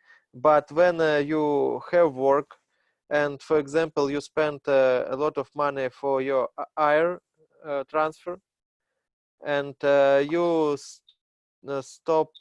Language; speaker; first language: English; non-native, learner; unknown